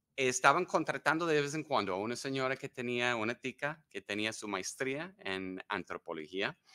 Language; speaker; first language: Spanish; non-native, fluent; English